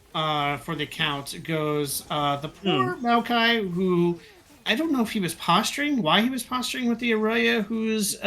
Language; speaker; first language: English; native; English